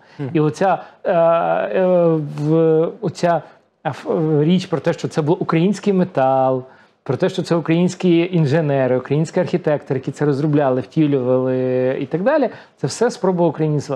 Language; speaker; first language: Ukrainian; native; Ukrainian